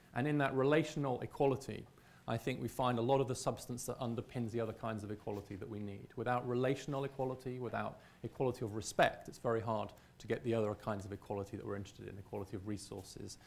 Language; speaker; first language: English; native; English